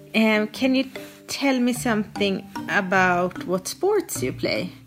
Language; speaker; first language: English; non-native, fluent; Swedish